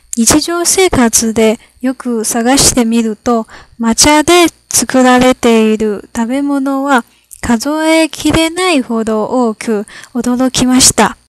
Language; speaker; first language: Japanese; non-native, fluent; Chinese